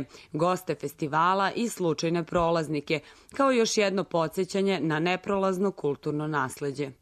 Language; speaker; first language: Serbian; native; Serbian